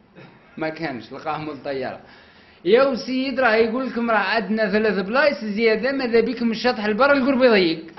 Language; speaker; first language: Arabic; native; Arabic